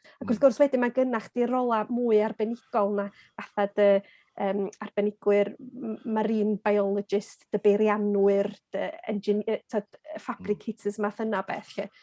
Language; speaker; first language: Welsh; native; Welsh